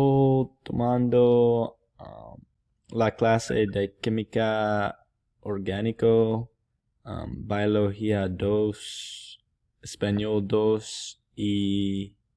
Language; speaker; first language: Spanish; non-native, learner; English